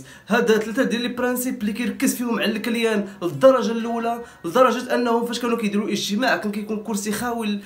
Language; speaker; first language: Arabic; native; Arabic